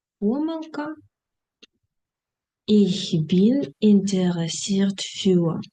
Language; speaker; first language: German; non-native, fluent; Ukrainian